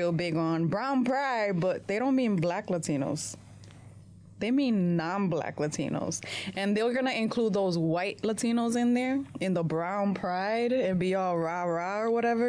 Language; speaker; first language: English; non-native, fluent; Spanish